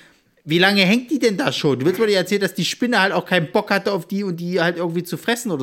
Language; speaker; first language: German; native; German